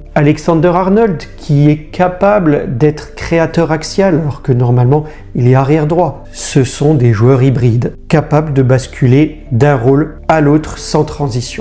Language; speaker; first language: French; native; French